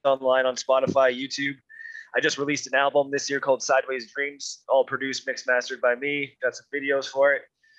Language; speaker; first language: English; native; English